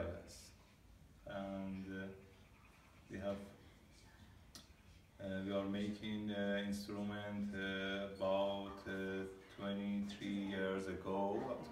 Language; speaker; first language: English; non-native, learner; Persian